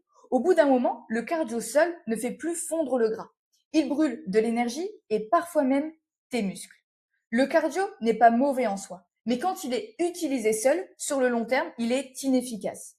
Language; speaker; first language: French; native; French